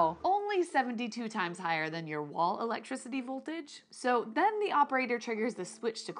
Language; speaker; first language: English; native; English